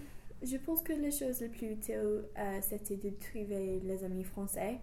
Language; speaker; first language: French; non-native, fluent; English